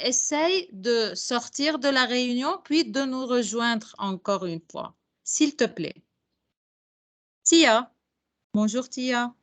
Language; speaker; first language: French; non-native, local second language; Arabic